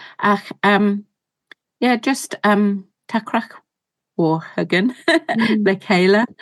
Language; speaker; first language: Irish; non-native, learner; English